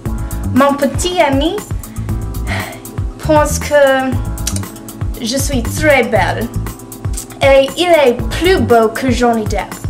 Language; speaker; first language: French; non-native, learner; English